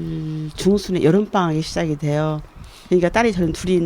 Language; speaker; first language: Korean; native; Korean